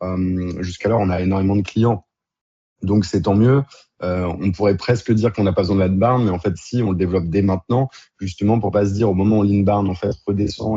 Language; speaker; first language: French; native; French